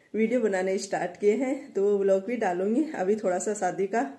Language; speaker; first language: Hindi; native; Hindi